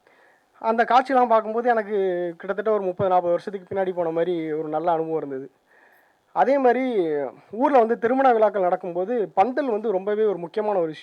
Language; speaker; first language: Tamil; native; Tamil